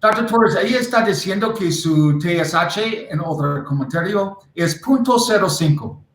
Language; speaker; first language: Spanish; non-native, learner; English